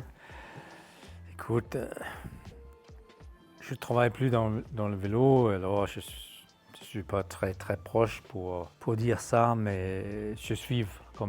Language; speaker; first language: French; non-native, fluent; Danish